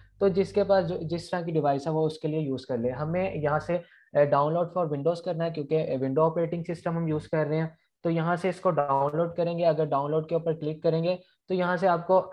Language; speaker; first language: Urdu; non-native, local second language; Punjabi